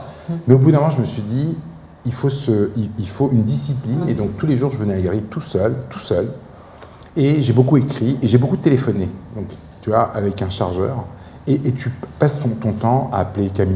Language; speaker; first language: French; native; French